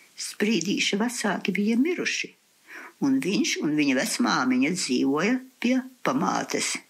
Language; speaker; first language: Latvian; early bilingual, heritage; Latvian